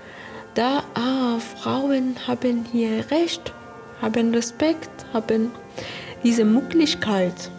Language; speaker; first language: German; non-native, learner; Persian